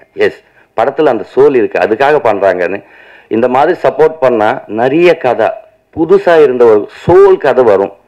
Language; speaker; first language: Tamil; non-native, learner; Telugu